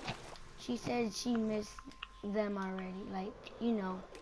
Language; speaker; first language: English; native; English